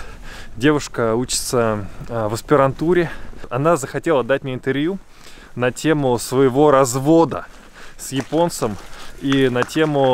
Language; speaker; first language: Russian; native; Russian